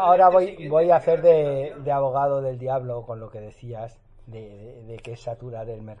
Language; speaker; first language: Spanish; native; Spanish